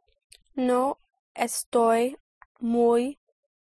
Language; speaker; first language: Spanish; non-native, learner; English